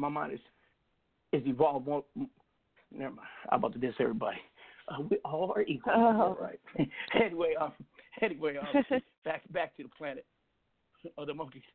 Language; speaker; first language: English; native; English